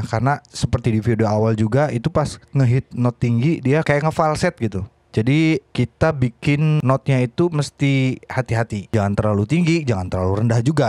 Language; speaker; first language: Indonesian; native; Indonesian